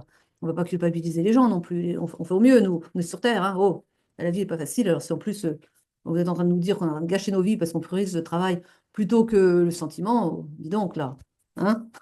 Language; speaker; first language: French; native; French